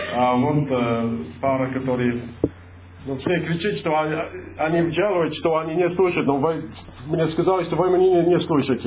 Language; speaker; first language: Russian; non-native, fluent; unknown